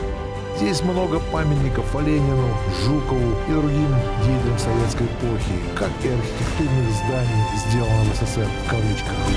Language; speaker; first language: Russian; native; Russian